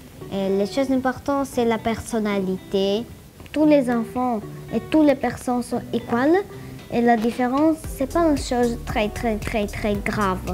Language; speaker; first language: French; non-native, learner; Greek